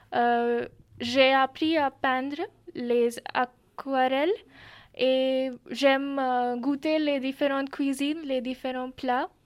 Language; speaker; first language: French; non-native, fluent; Marathi